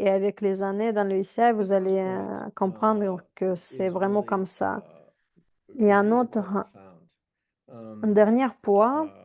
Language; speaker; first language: French; non-native, fluent; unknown